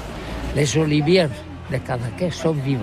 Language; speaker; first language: French; non-native, learner; Catalan